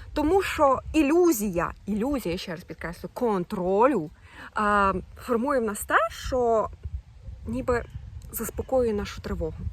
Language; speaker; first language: Ukrainian; non-native, local second language; Russian